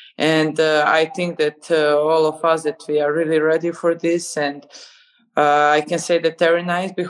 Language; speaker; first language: English; non-native, fluent; Serbian